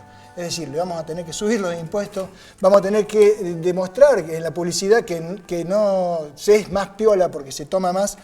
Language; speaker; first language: Spanish; native; Spanish